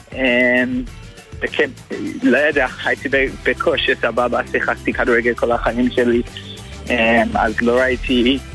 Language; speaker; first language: Hebrew; non-native, fluent; English